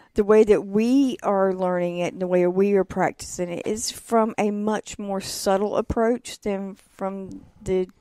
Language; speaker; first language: English; native; English